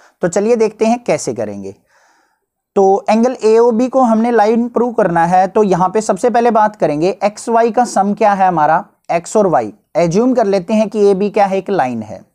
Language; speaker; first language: Hindi; native; Hindi